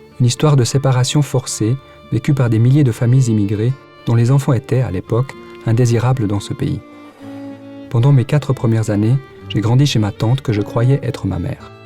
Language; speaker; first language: French; early bilingual, other home language; Italian